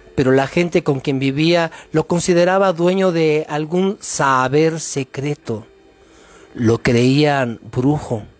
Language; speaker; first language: Spanish; native; Spanish